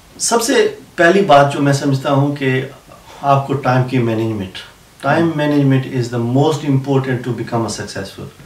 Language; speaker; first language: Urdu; non-native, local second language; Punjabi